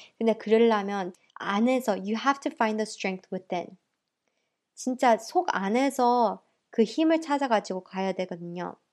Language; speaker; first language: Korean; early bilingual, heritage; Korean